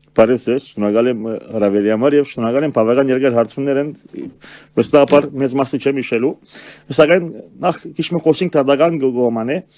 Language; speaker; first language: Armenian; early bilingual, heritage; Armenian